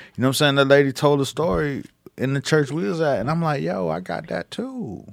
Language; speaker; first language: English; native; English